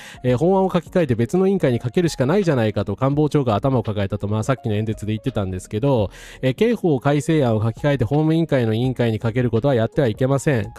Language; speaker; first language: Japanese; native; Japanese